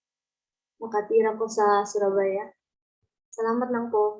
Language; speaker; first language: Filipino; non-native, learner; Indonesian